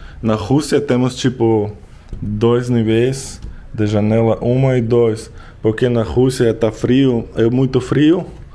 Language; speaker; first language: Portuguese; non-native, learner; Russian